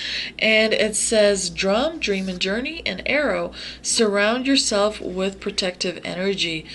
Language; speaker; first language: English; native; English